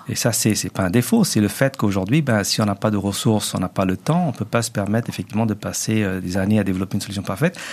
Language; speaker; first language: French; non-native, local second language; Tamil